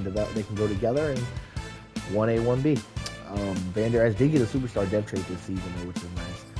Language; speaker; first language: English; native; English